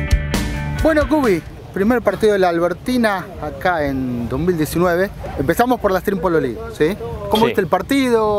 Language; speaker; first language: Spanish; native; Spanish